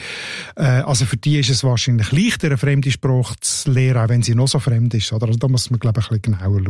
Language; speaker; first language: German; native; German